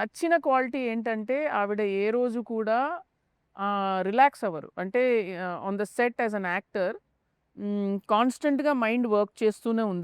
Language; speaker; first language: Telugu; native; Telugu